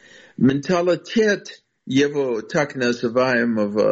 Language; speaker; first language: Russian; non-native, fluent; English